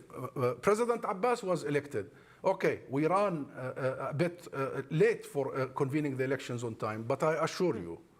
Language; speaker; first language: English; non-native, fluent; Arabic